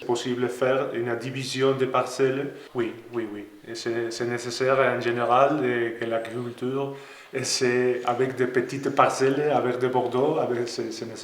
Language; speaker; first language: French; non-native, learner; Spanish